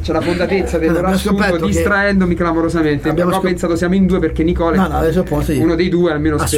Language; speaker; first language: Italian; native; Italian